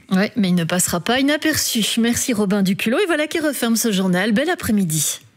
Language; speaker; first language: French; native; French